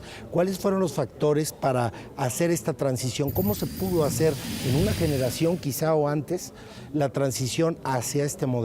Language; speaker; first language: Spanish; native; Spanish